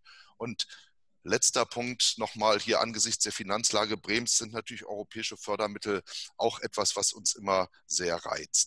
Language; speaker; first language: German; native; German